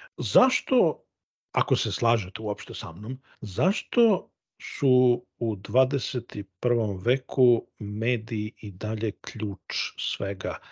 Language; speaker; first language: Serbian; native; Serbian